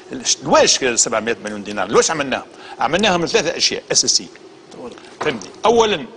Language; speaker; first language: Arabic; native; Arabic